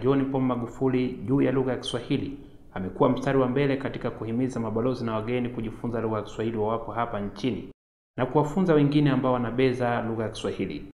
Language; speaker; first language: Swahili; native; Swahili